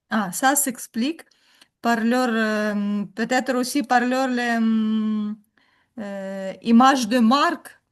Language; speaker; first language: French; non-native, learner; Ukrainian